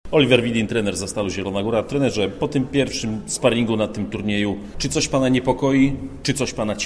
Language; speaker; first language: Polish; native; Polish